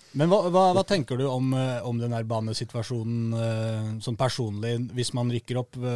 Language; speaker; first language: Norwegian; native; Norwegian